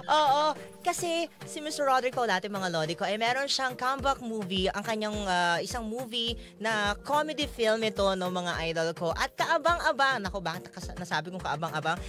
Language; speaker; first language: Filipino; non-native, local second language; Masbatenyo